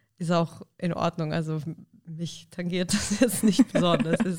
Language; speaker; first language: German; native; German